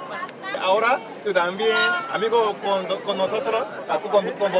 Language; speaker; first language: Spanish; non-native, learner; Korean